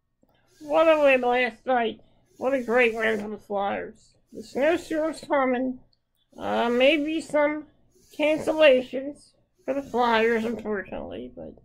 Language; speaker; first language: English; native; English